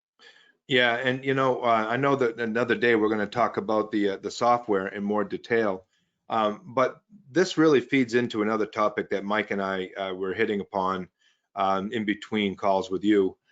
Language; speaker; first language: English; native; English